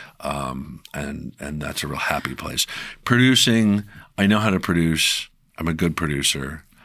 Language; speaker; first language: English; native; English